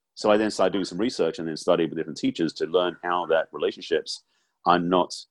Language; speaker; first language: English; native; English